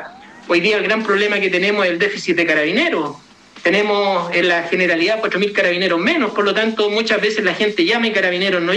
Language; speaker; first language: Spanish; native; Spanish